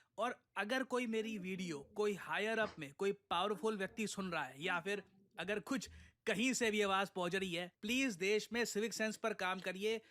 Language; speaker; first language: Hindi; native; Hindi